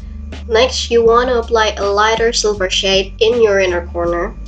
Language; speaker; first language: English; non-native, fluent; Indonesian